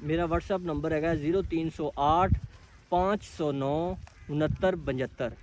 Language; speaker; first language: Urdu; non-native, local second language; Punjabi